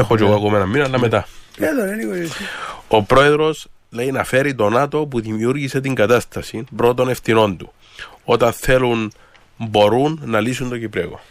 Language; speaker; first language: Greek; native; Greek